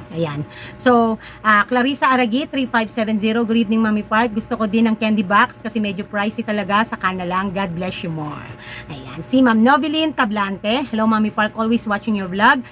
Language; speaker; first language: Filipino; native; Filipino